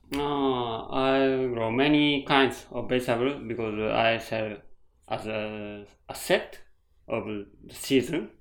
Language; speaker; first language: English; non-native, learner; Japanese